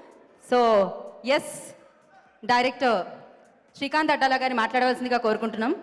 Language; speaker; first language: Telugu; native; Telugu